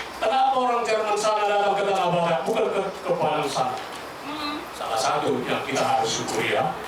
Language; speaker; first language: Indonesian; non-native, local second language; Batak Toba